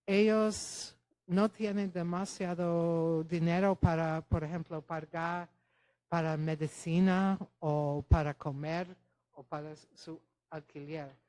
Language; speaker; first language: Spanish; non-native, fluent; Polish